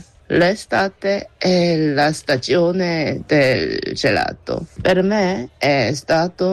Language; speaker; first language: Italian; non-native, learner; Korean